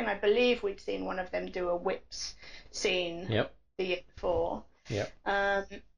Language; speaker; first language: English; native; English